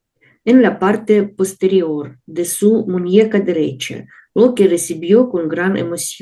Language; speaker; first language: Spanish; non-native, learner; Russian